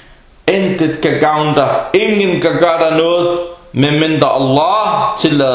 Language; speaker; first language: Danish; non-native, fluent; Arabic